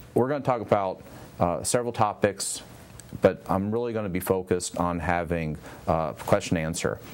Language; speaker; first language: English; native; English